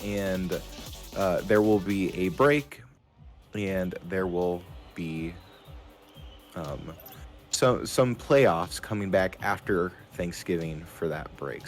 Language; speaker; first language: English; native; English